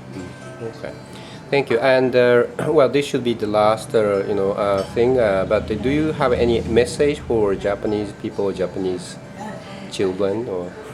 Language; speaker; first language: English; non-native, fluent; Japanese